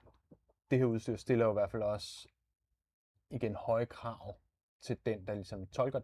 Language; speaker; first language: Danish; native; Danish